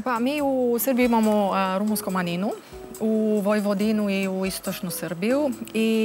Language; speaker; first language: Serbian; non-native, learner; Romanian